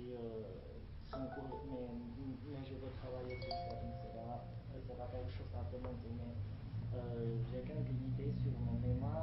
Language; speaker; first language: French; non-native, learner; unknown